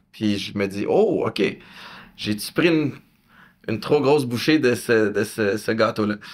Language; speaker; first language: French; native; French